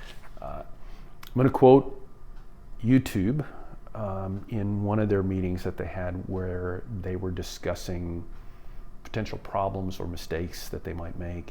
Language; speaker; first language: English; native; English